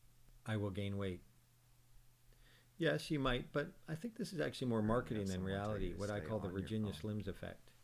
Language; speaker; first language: English; native; English